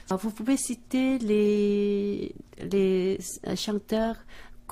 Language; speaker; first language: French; non-native, fluent; Korean